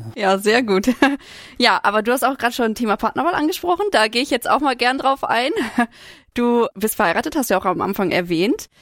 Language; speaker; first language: German; native; German